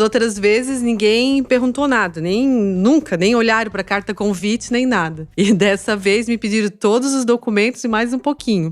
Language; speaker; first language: Portuguese; native; Portuguese